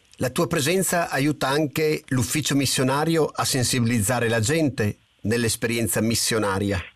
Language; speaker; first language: Italian; native; Italian